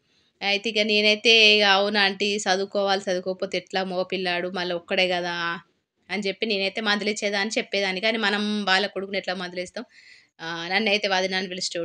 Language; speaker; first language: Telugu; native; Telugu